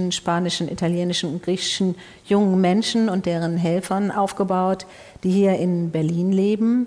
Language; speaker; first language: German; native; German